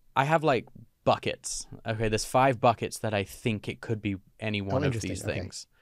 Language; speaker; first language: English; native; English